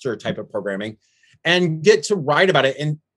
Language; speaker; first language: English; native; English